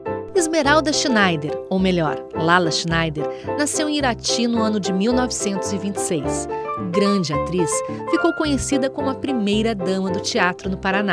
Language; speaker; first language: Portuguese; native; Portuguese